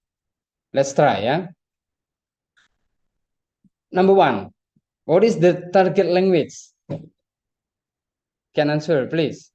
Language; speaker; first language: English; non-native, fluent; Indonesian